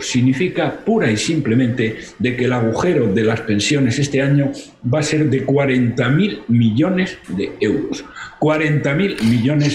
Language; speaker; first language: Spanish; native; Spanish